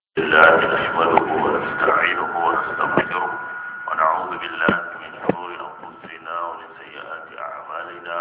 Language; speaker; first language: Arabic; non-native, fluent; Hausa